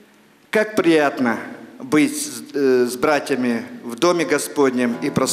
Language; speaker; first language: Polish; non-native, learner; Russian